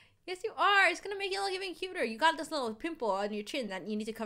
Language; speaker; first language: English; native; English